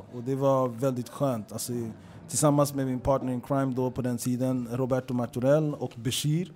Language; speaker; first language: Swedish; early bilingual, other home language; Papiamento